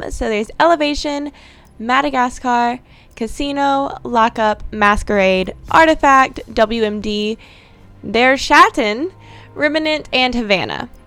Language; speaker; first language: English; native; English